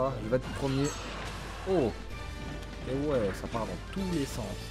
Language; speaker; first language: French; native; French